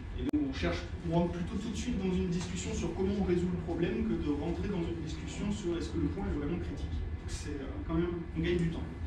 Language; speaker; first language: French; native; French